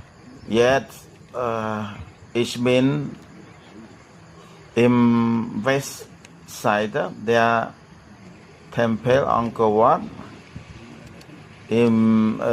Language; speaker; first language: German; non-native, learner; Khmer